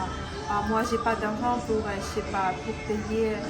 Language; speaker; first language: French; non-native, local second language; Ukrainian